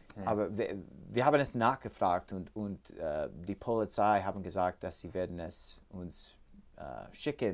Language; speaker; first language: German; non-native, learner; English